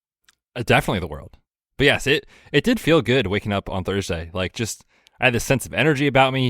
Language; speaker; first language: English; native; English